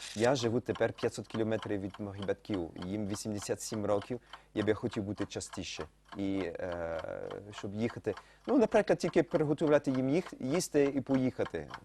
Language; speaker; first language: Ukrainian; early bilingual, heritage; Ukrainian